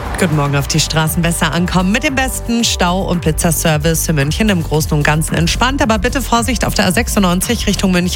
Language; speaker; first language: German; native; German